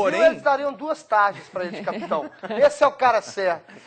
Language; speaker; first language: Portuguese; native; Portuguese